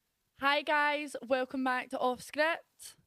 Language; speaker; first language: English; native; English